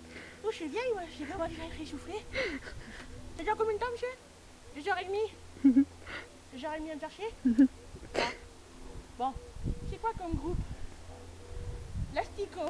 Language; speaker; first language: French; native; French